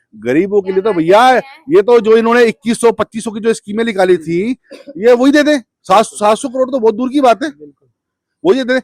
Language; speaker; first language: Hindi; native; Hindi